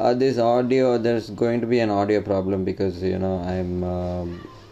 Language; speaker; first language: English; non-native, local second language; Tamil